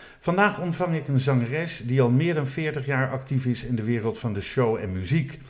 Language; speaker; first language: Dutch; native; Dutch